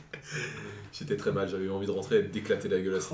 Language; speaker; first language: French; native; French